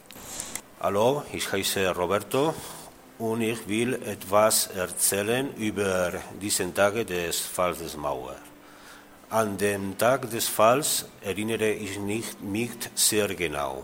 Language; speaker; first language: German; non-native, learner; Spanish